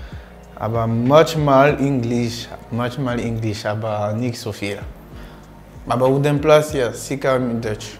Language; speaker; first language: German; non-native, learner; French